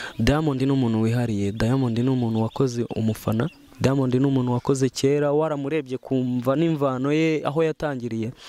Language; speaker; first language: Kinyarwanda; early bilingual, heritage; Kinyarwanda